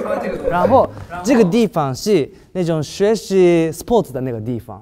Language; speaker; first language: Chinese; non-native, learner; Japanese